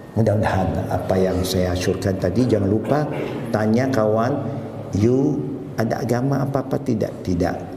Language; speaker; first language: Malay; non-native, local second language; Chinese